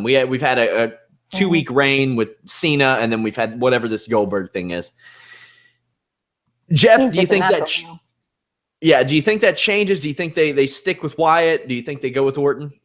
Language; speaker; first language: English; native; English